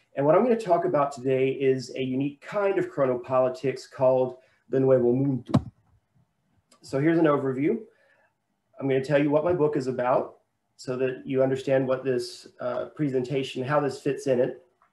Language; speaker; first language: English; native; English